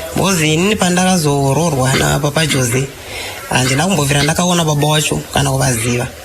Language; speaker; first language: Shona; non-native, fluent; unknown